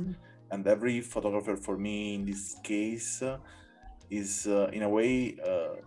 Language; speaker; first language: English; non-native, learner; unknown